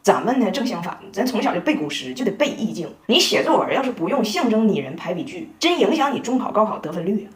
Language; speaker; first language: Chinese; native; Chinese